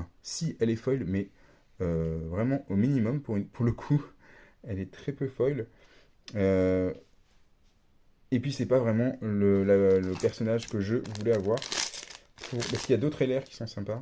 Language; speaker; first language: French; native; French